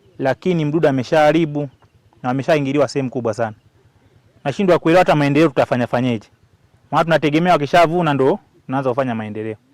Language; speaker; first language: Swahili; native; Swahili